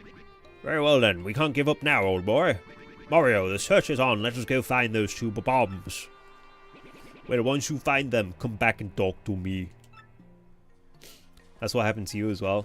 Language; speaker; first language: English; native; English